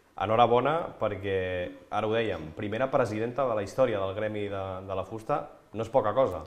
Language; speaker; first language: Catalan; native; Catalan